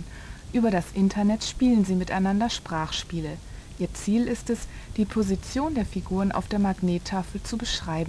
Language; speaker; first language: German; native; German